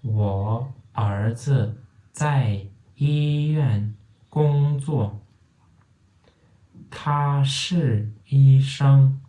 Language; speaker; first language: Chinese; non-native, fluent; Turkmen